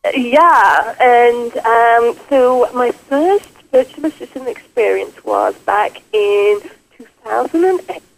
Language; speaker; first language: English; native; English